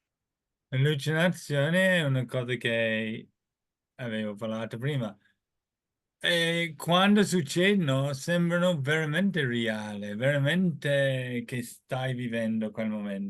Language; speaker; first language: Italian; non-native, fluent; English